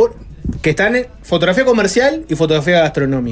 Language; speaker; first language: Spanish; native; Spanish